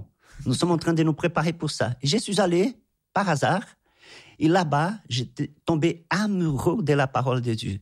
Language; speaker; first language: French; non-native, fluent; Portuguese